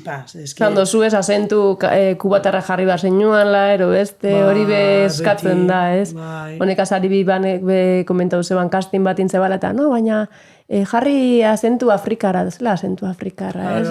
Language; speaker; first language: Basque; native; Basque